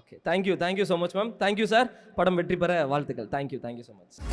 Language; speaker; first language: Tamil; native; Tamil